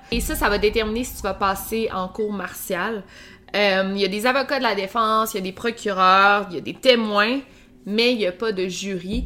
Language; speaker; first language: French; native; French